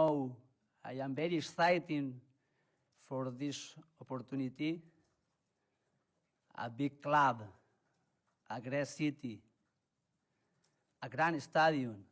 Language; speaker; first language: English; non-native, learner; Spanish